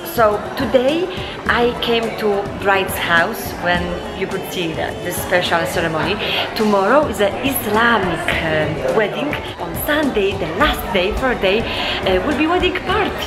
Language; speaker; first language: English; non-native, fluent; Polish